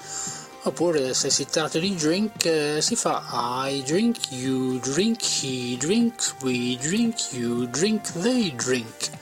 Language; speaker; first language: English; non-native, fluent; Italian